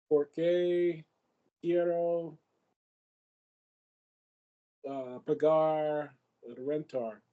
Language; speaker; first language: Spanish; non-native, learner; English